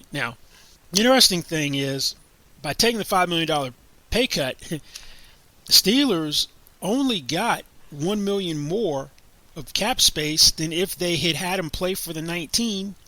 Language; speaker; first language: English; native; English